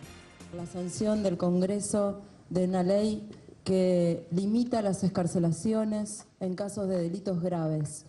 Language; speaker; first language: Spanish; native; Spanish